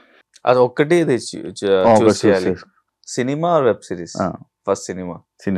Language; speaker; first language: Telugu; non-native, learner; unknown